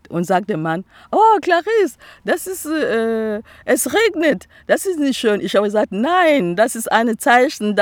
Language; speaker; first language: German; non-native, fluent; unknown